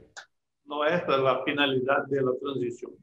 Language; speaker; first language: Portuguese; non-native, learner; Spanish